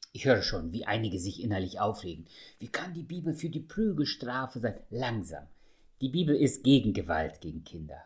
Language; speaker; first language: German; early bilingual, other home language; Russian